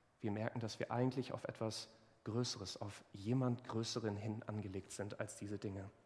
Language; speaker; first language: German; native; German